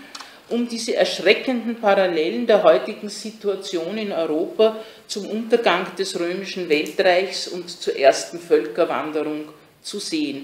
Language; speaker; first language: German; native; German